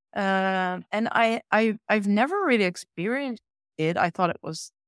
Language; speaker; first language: English; non-native, fluent; Dutch